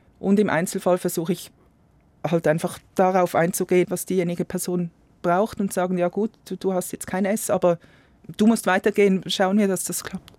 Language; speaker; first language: German; native; German